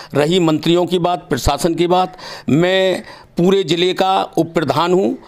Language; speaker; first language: Hindi; native; Hindi